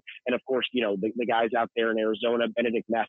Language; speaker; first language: English; native; English